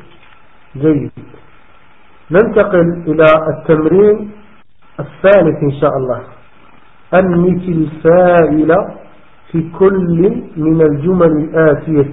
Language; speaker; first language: Arabic; non-native, fluent; French